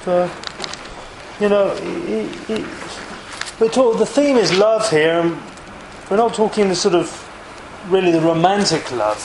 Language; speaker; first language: English; native; English